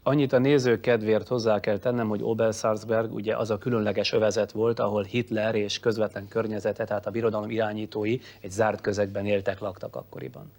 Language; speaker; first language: Hungarian; native; Hungarian